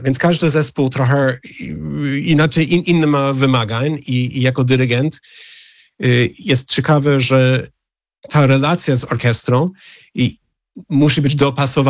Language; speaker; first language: Polish; non-native, fluent; English